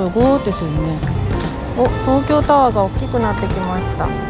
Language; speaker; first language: Japanese; native; Japanese